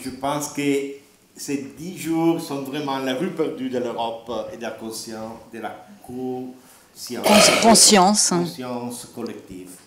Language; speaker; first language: French; non-native, learner; Italian